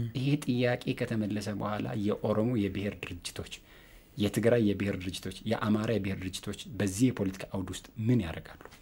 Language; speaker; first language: Amharic; native; Amharic